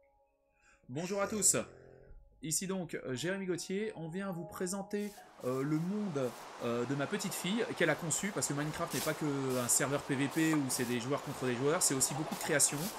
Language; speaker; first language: French; native; French